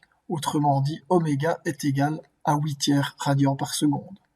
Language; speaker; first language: French; native; French